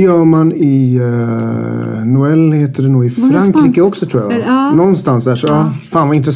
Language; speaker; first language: Swedish; native; Swedish